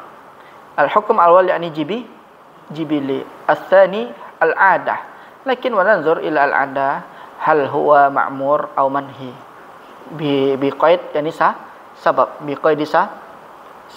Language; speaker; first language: Arabic; non-native, fluent; Indonesian